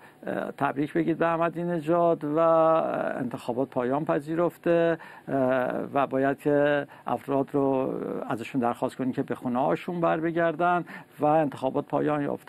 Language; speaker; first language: Persian; native; Persian